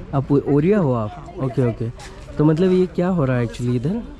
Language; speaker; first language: Hindi; non-native, local second language; Odia